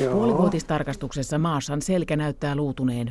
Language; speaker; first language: Finnish; native; Finnish